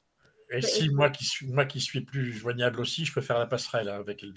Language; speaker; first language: French; native; French